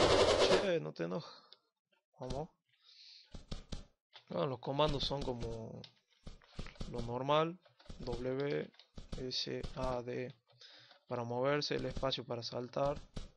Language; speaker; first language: Spanish; native; Spanish